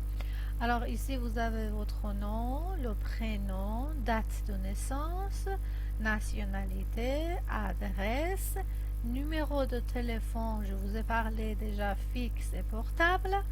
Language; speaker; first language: French; non-native, fluent; Persian